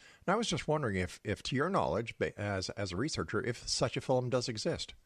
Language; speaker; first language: English; native; English